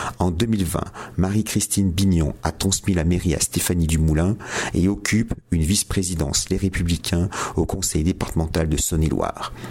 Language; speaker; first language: French; native; French